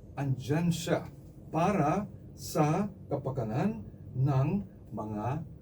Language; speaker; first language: Filipino; non-native, local second language; Cebuano